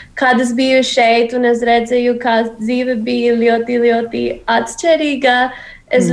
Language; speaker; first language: Latvian; non-native, learner; Spanish